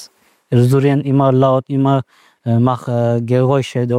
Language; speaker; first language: German; non-native, learner; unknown